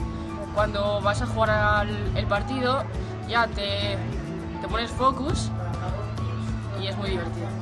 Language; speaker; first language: Spanish; non-native, local second language; Catalan